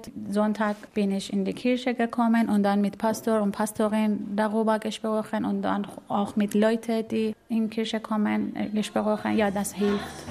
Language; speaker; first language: German; non-native, learner; Persian